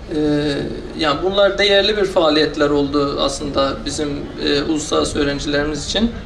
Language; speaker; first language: Turkish; non-native, fluent; Persian